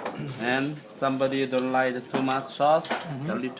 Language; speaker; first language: English; non-native, learner; Chinese